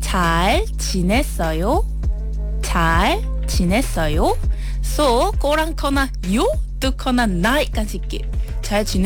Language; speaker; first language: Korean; non-native, learner; Malay